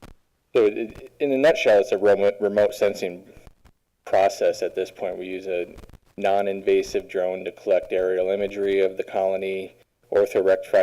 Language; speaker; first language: English; native; English